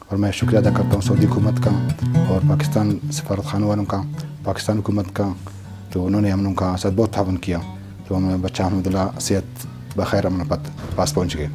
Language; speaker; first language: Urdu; non-native, local second language; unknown